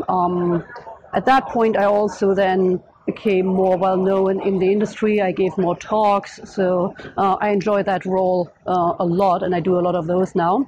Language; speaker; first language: English; non-native, fluent; German